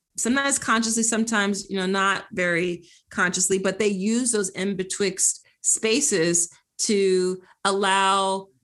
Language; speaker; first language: English; native; English